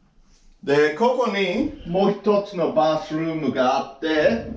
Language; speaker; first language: Japanese; non-native, learner; English